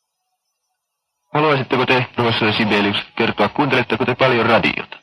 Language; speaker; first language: Finnish; native; Finnish